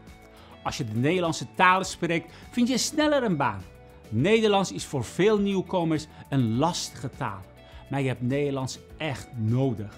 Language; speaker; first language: Dutch; non-native, fluent; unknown